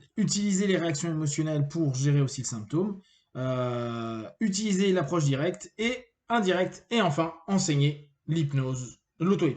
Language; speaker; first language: French; native; French